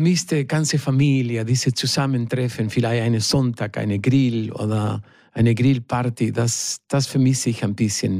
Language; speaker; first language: German; non-native, fluent; Spanish